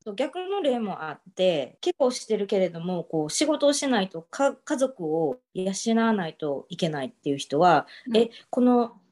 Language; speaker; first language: Japanese; native; Japanese